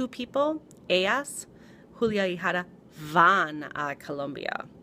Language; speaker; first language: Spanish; non-native, fluent; English